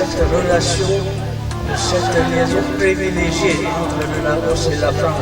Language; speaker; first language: French; non-native, local second language; Lao